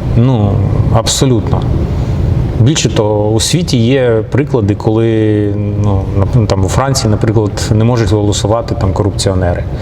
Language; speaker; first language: Ukrainian; non-native, local second language; Russian